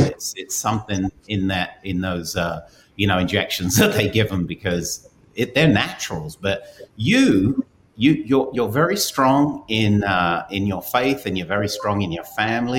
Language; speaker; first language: English; native; English